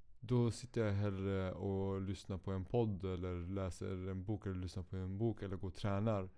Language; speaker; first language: Swedish; native; Swedish